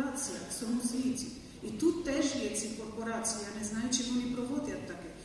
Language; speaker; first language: Ukrainian; non-native, fluent; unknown